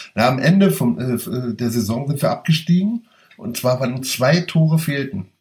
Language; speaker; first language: German; native; German